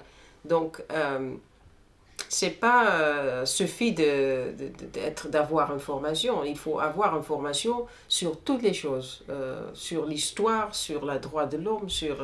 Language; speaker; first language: French; non-native, fluent; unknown